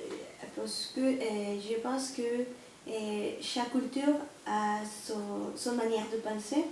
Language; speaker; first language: French; non-native, learner; Spanish